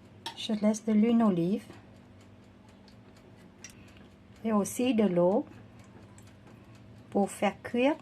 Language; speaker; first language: French; non-native, fluent; Vietnamese